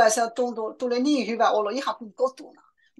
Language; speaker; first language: Finnish; non-native, learner; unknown